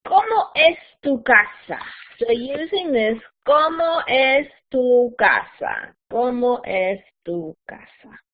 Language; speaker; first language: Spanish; non-native, fluent; English